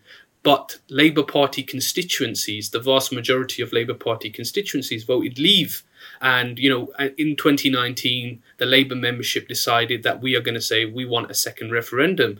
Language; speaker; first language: English; native; English